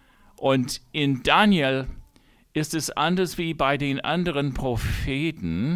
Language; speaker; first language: German; non-native, fluent; English